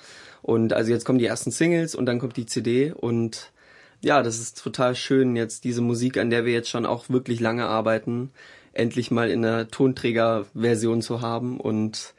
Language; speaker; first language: German; native; German